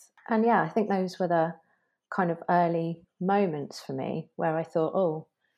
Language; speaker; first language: English; native; English